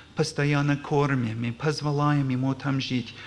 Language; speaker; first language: Russian; non-native, learner; English